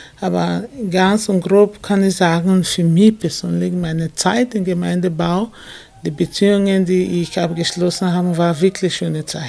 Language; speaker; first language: German; non-native, fluent; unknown